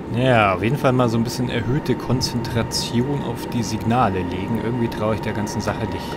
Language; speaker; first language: German; native; German